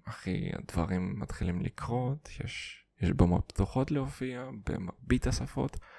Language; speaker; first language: Hebrew; non-native, fluent; Russian